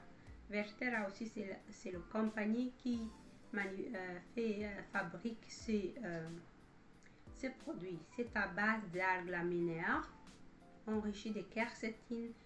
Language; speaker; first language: French; non-native, fluent; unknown